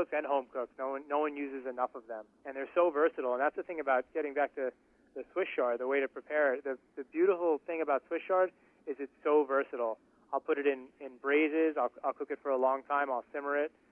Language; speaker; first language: English; native; English